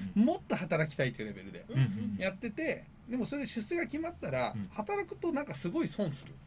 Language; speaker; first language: Japanese; native; Japanese